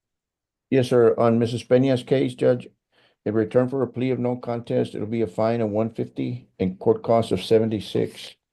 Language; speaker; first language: English; native; English